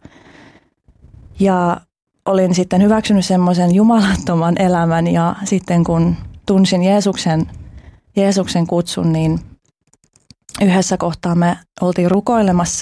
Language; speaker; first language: Finnish; early bilingual, other home language; Albanian